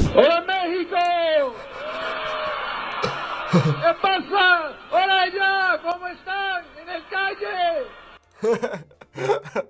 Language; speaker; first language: Spanish; non-native, learner; English